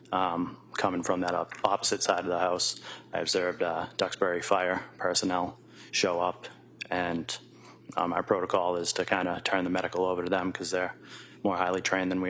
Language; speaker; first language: English; native; English